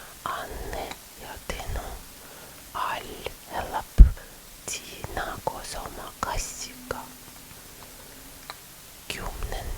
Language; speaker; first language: Estonian; non-native, learner; Russian